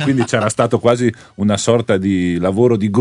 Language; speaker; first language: Italian; native; Italian